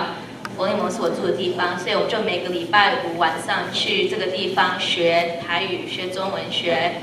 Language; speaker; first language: Chinese; early bilingual, heritage; Chinese